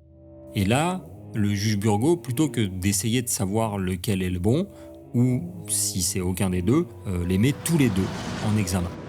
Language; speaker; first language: French; native; French